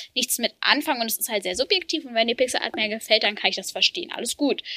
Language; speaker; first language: German; native; German